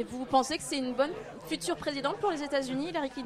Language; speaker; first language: French; native; French